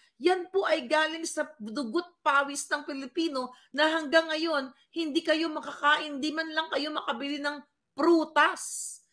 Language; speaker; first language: Filipino; non-native, local second language; Cebuano